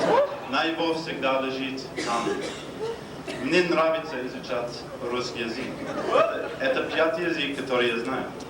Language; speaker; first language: Russian; non-native, learner; English